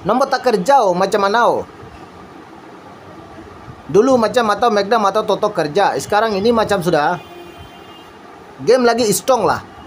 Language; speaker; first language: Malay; non-native, learner; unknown